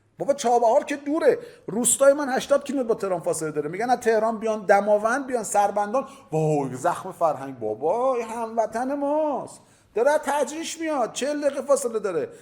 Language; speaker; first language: Persian; native; Persian